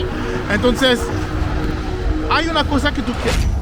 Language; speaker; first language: Spanish; non-native, learner; English